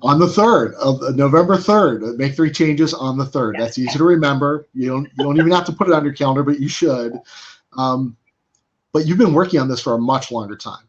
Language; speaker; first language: English; native; English